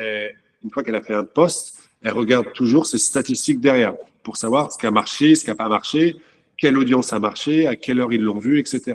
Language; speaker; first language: French; native; French